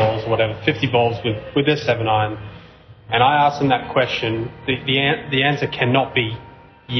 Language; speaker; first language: English; native; English